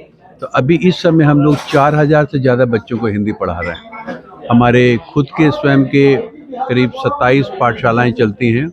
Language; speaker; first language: Hindi; native; Hindi